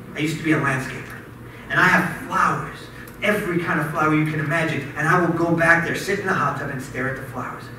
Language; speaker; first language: English; native; English